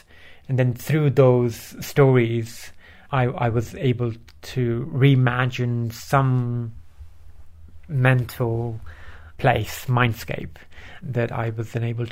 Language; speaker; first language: English; early bilingual, other home language; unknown